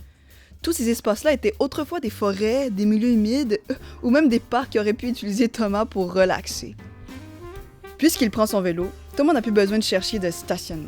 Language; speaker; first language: French; native; French